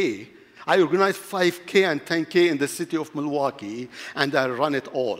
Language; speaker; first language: English; non-native, fluent; Arabic